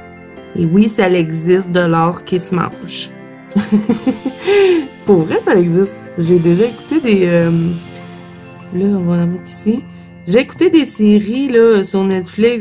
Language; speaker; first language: French; native; French